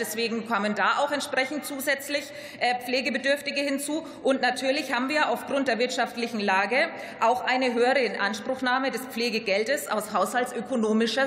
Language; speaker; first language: German; native; German